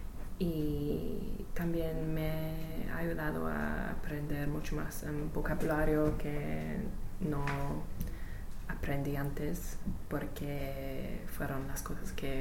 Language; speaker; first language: Spanish; non-native, learner; English